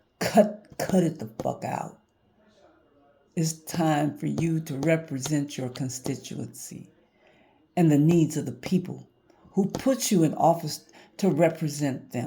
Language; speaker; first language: English; native; English